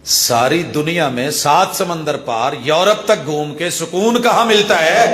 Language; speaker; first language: Urdu; non-native, local second language; Punjabi